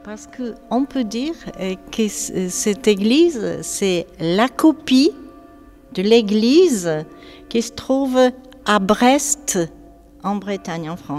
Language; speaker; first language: French; non-native, fluent; Polish